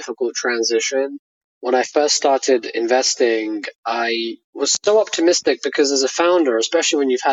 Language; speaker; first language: English; native; English